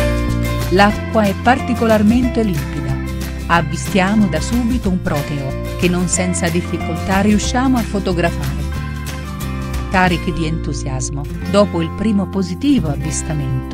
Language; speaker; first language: Italian; native; Italian